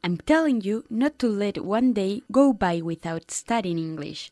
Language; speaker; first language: English; non-native, fluent; Spanish